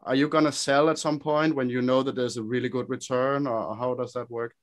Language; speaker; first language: English; non-native, fluent; Danish